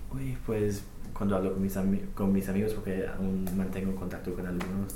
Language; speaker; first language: Spanish; non-native, fluent; English